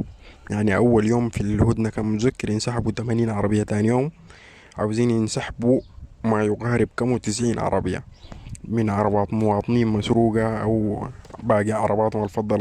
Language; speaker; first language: Arabic; native; Arabic